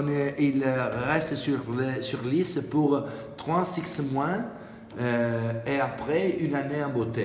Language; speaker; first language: French; non-native, learner; Italian